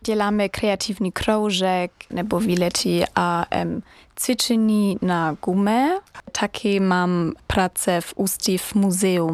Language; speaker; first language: Czech; non-native, learner; German